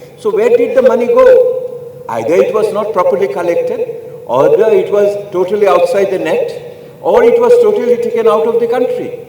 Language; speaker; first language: English; non-native, local second language; Bangla